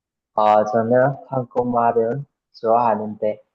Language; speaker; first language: Korean; non-native, learner; Burmese